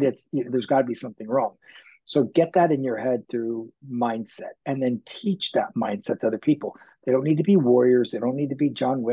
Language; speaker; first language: English; native; English